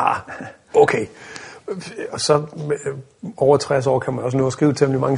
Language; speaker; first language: Danish; native; Danish